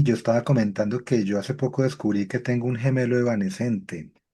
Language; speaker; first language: Spanish; native; Spanish